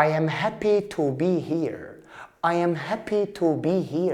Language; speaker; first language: English; non-native, fluent; Arabic